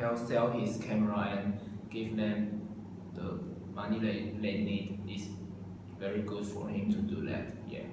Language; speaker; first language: English; non-native, learner; Chinese